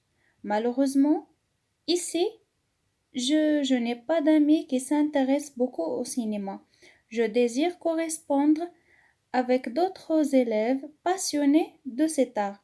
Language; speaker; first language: French; non-native, local second language; Arabic